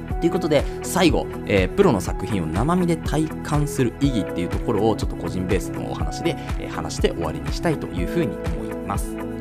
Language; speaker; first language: Japanese; native; Japanese